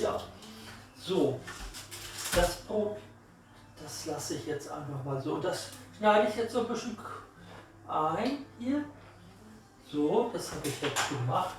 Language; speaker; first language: German; native; German